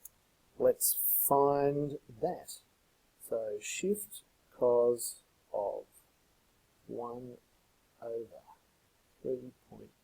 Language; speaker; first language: English; native; English